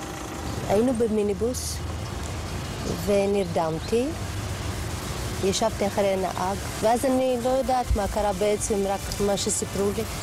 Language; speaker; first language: Hebrew; non-native, fluent; Russian